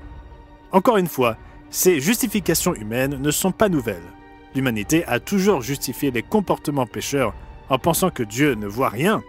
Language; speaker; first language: French; native; French